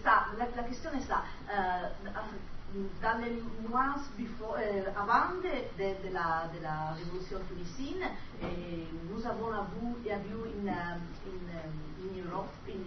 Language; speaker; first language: French; non-native, learner; Italian